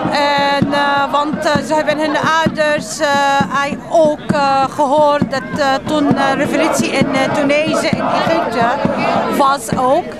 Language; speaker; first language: Dutch; non-native, fluent; Arabic